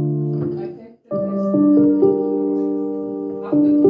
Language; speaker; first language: English; non-native, learner; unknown